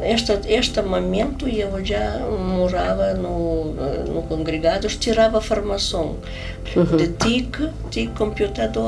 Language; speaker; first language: Portuguese; non-native, learner; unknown